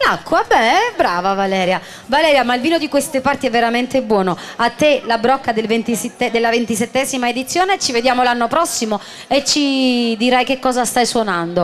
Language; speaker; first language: Italian; native; Italian